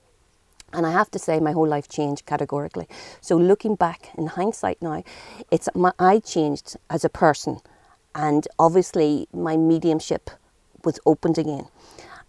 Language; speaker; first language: English; native; English